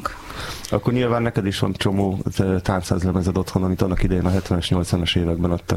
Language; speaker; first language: Hungarian; native; Hungarian